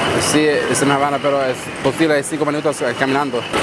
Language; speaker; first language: Spanish; non-native, learner; English